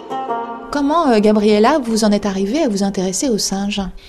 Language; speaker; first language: French; native; French